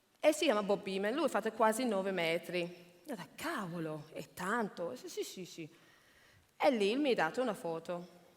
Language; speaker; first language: Italian; non-native, fluent; English